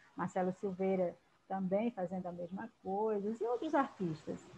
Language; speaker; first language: Portuguese; native; Portuguese